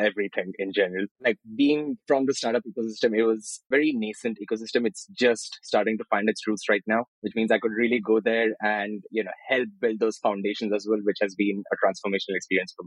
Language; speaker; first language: English; non-native, local second language; Telugu